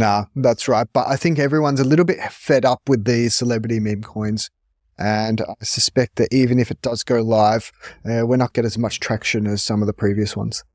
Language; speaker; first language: English; native; English